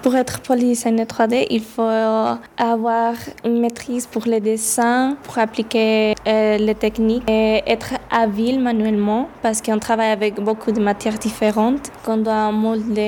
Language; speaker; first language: French; early bilingual, other home language; Spanish